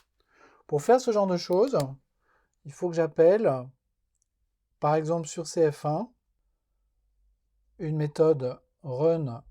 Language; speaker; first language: French; native; French